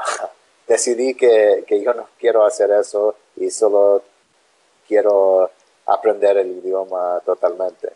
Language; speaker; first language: Spanish; non-native, learner; English